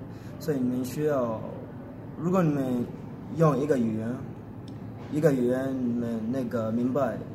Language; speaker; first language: Chinese; non-native, learner; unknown